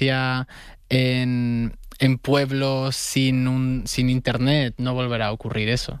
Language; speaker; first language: Spanish; native; Spanish